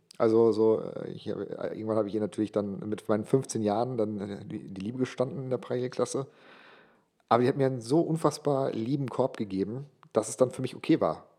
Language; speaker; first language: German; non-native, local second language; English